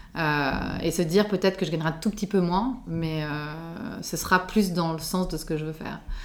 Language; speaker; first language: French; native; French